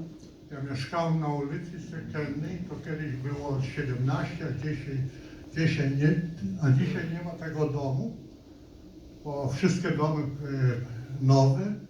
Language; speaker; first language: Polish; non-native, local second language; Yiddish